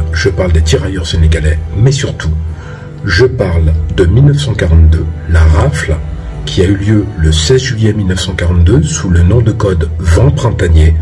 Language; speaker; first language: French; native; French